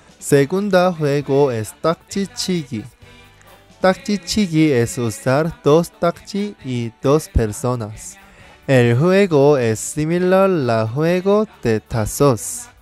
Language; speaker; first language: Spanish; non-native, learner; Korean